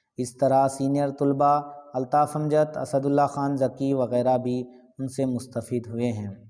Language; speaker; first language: Urdu; native; Urdu